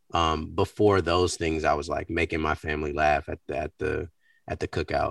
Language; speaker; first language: English; native; English